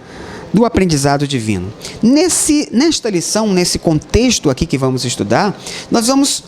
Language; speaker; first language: Portuguese; native; Portuguese